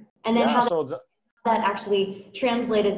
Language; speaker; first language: English; native; English